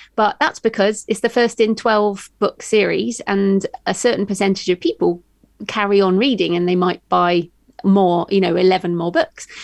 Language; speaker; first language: English; native; English